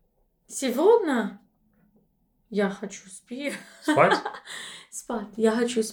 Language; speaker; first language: Russian; non-native, learner; English